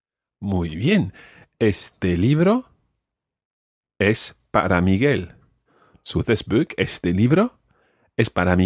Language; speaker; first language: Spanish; non-native, fluent; English